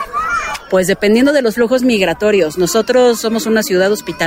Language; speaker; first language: Spanish; native; Spanish